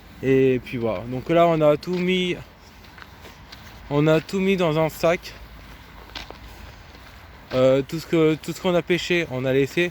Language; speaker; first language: French; native; French